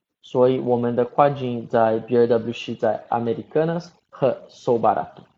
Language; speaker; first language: Chinese; non-native, learner; Portuguese